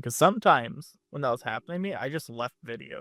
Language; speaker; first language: English; native; English